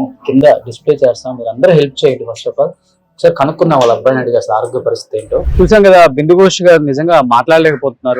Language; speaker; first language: Telugu; native; Telugu